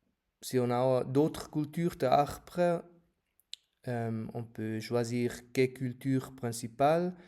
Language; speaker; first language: French; non-native, fluent; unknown